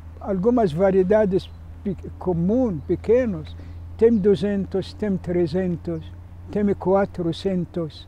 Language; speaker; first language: Portuguese; non-native, fluent; Arabic